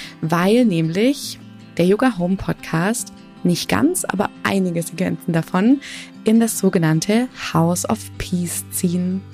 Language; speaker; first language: German; native; German